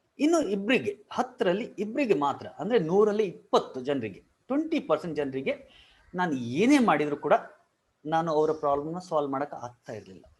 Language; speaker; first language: Kannada; non-native, local second language; Marwari